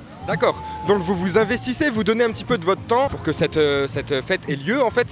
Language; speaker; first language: French; native; French